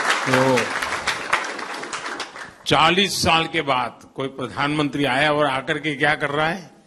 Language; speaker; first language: Hindi; non-native, local second language; Gujarati